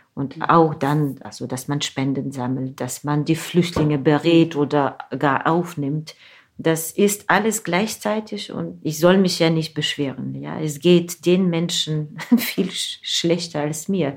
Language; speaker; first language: German; non-native, fluent; Ukrainian